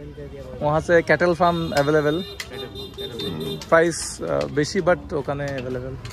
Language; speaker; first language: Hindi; non-native, learner; Bangla